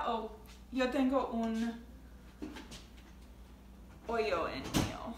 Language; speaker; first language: Spanish; non-native, learner; English